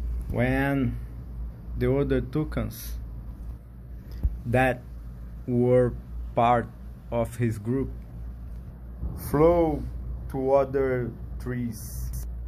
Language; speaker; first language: English; non-native, learner; Portuguese